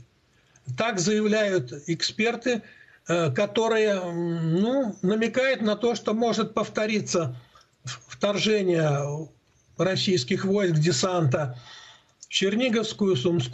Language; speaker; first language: Russian; native; Russian